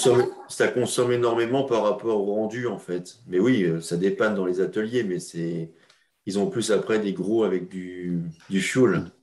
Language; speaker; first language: French; native; French